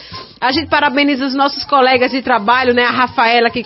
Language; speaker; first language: Portuguese; native; Portuguese